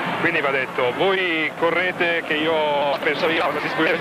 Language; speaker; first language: Italian; native; Italian